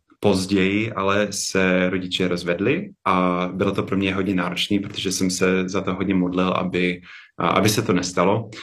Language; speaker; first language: Czech; non-native, fluent; English